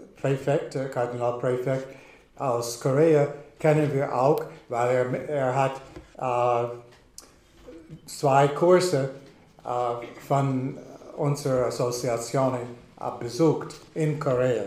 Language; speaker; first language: German; non-native, fluent; English